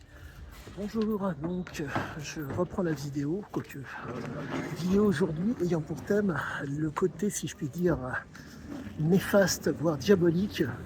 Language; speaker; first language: French; native; French